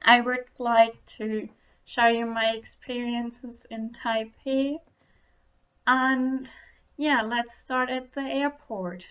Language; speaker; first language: English; non-native, fluent; German